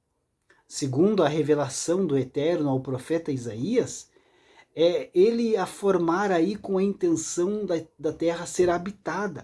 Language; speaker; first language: Portuguese; native; Portuguese